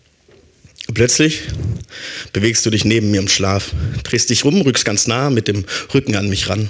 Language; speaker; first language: German; native; German